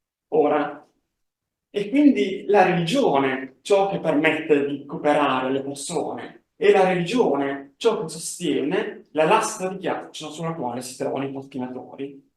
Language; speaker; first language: Italian; native; Italian